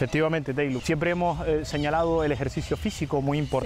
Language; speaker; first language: Spanish; native; Spanish